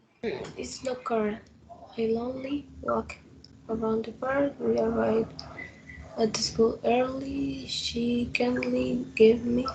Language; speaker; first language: English; non-native, learner; Spanish